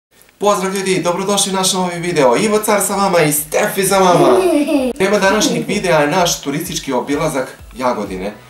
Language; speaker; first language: Bosnian; native; Bosnian